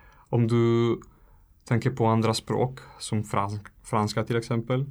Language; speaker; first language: Swedish; non-native, learner; Italian